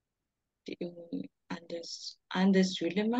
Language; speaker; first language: German; non-native, learner; Indonesian